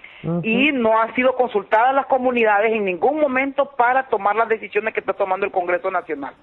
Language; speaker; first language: Spanish; native; Spanish